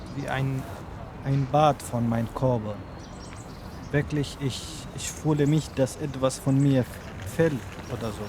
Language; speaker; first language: German; non-native, learner; Arabic